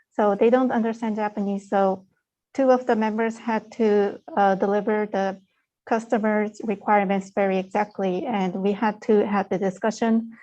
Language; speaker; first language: English; non-native, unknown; Japanese